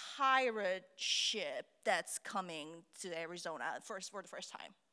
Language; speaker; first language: English; non-native, fluent; Korean